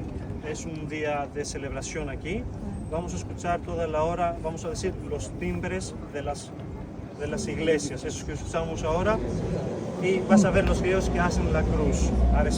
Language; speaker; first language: Spanish; non-native, fluent; Greek